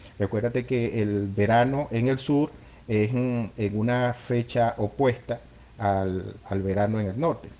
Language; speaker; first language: Spanish; native; Spanish